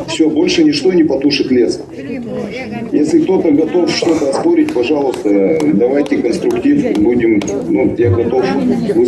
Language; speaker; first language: Russian; native; Russian